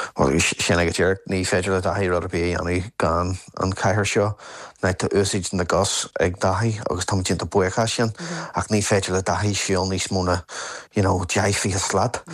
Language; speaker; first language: Irish; non-native, local second language; English